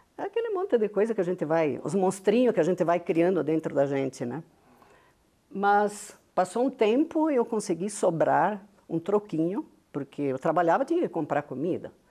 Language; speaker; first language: Portuguese; non-native, local second language; Venetian